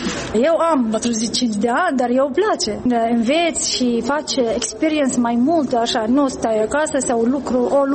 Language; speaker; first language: Romanian; non-native, learner; Arabic